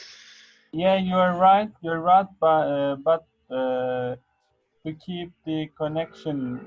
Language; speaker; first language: English; non-native, fluent; Arabic